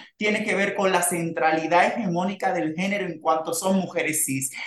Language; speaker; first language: Spanish; native; Spanish